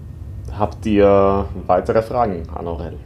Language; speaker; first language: German; native; German